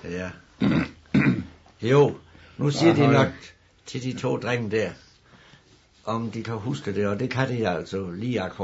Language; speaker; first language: Danish; native; Danish